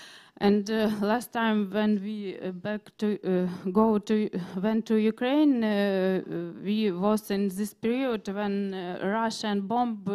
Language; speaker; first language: English; non-native, learner; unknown